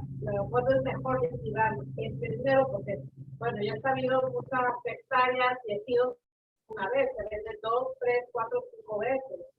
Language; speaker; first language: Spanish; non-native, fluent; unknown